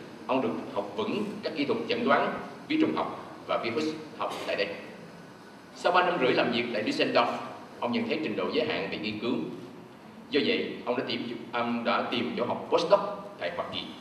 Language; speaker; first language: Vietnamese; native; Vietnamese